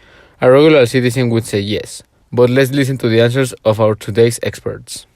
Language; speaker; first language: English; non-native, fluent; Spanish